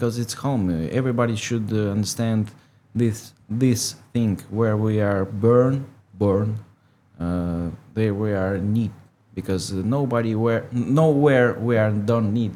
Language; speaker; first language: English; non-native, learner; Russian